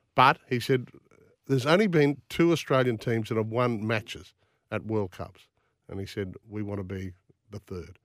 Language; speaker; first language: English; native; English